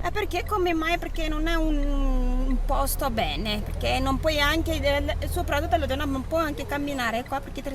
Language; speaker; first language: Italian; non-native, learner; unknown